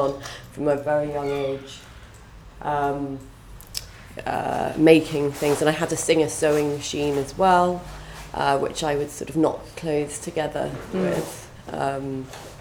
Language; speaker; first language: English; native; English